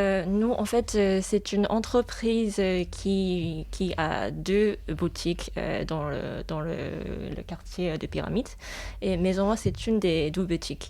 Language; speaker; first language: French; non-native, fluent; Japanese